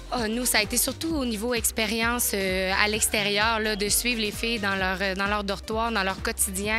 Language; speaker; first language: French; native; French